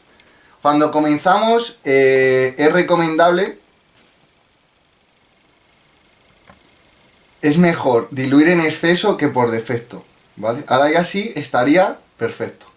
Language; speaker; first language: Spanish; native; Spanish